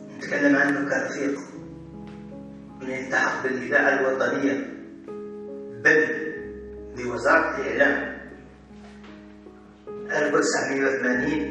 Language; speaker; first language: Arabic; native; Arabic